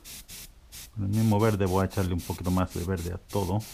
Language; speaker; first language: Spanish; early bilingual, heritage; Spanish